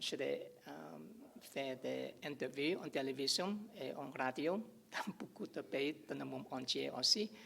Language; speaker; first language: French; non-native, learner; English